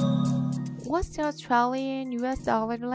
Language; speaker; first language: English; non-native, fluent; Korean